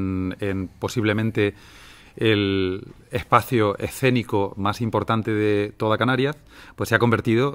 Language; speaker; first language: Spanish; native; Spanish